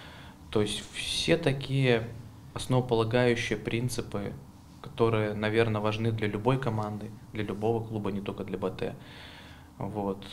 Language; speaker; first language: Russian; native; Russian